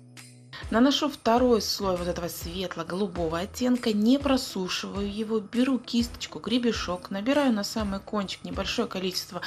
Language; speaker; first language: Russian; native; Russian